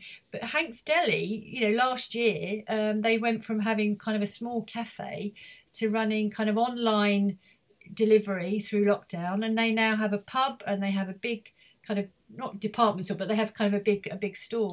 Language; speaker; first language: English; native; English